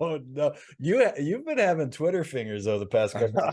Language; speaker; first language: English; native; English